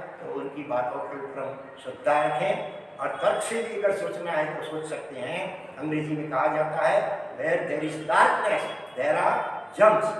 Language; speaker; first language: Hindi; non-native, local second language; Gujarati